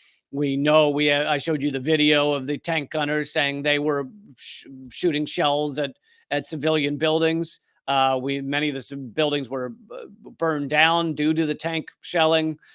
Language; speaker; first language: English; native; English